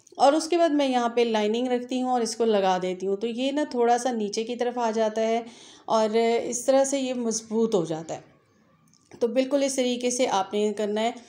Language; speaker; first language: Urdu; native; Urdu